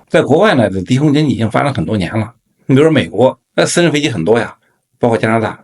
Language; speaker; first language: Chinese; native; Chinese